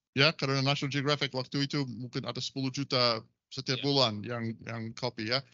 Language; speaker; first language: Indonesian; non-native, fluent; English